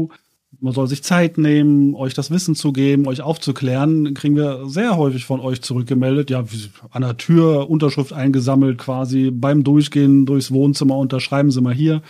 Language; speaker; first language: German; native; German